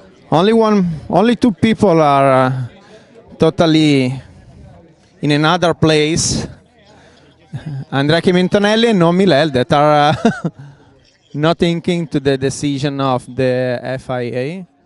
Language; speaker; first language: English; non-native, fluent; Italian